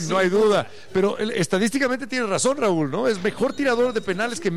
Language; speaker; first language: Spanish; native; Spanish